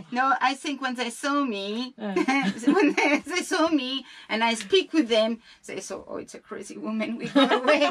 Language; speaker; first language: English; non-native, learner; French